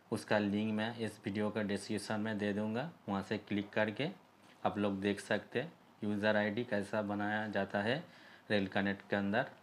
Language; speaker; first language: Hindi; native; Hindi